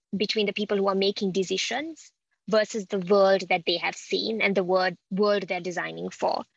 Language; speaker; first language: English; non-native, local second language; Sinhala